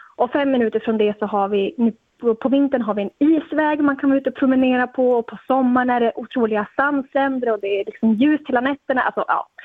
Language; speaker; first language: Swedish; native; Swedish